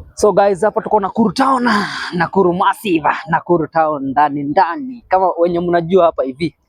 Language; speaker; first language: Swahili; native; Swahili